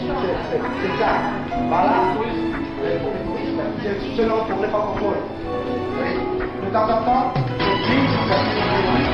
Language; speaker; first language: French; non-native, learner; Vietnamese